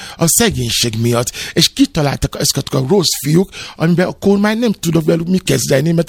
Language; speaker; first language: Hungarian; non-native, fluent; Yoruba